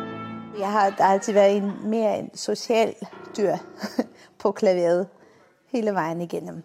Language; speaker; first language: Danish; non-native, fluent; Armenian